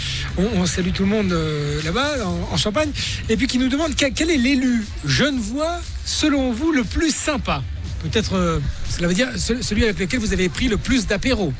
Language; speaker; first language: French; native; French